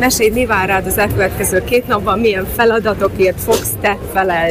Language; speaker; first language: Hungarian; native; Hungarian